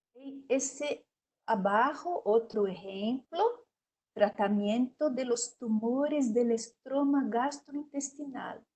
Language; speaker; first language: Spanish; non-native, learner; Portuguese